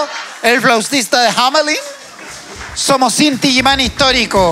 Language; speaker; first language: Spanish; native; Spanish